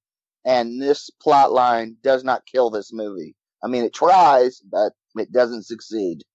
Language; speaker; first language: English; native; English